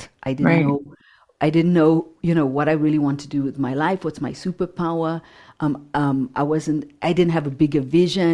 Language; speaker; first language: English; non-native, local second language; Shona